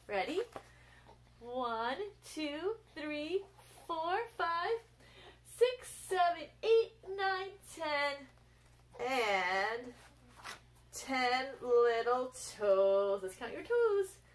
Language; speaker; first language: English; native; English